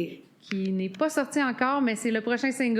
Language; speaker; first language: French; native; French